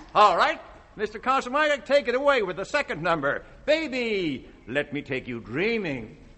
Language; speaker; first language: English; non-native, fluent; Dutch